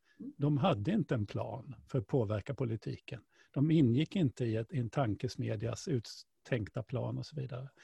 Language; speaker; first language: Swedish; native; Swedish